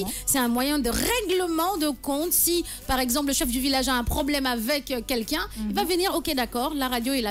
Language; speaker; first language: French; non-native, local second language; Wolof